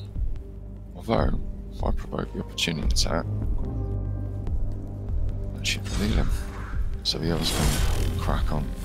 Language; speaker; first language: English; native; English